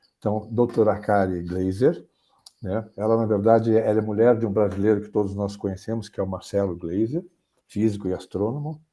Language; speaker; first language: Portuguese; native; Portuguese